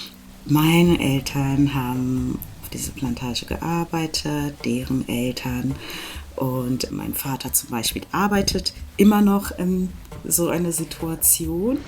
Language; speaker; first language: German; non-native, fluent; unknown